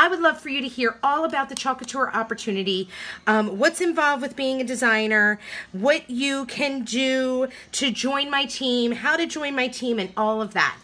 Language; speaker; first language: English; native; English